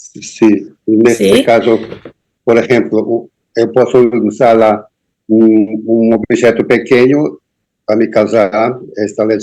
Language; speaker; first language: Spanish; non-native, learner; Portuguese